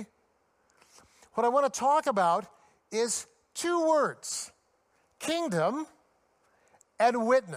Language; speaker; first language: English; native; English